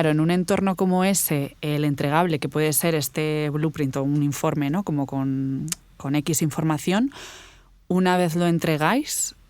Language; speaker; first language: Spanish; native; Spanish